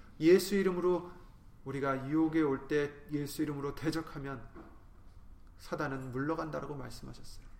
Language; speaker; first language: Korean; native; Korean